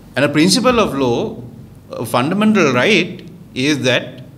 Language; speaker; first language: English; non-native, local second language; Sinhala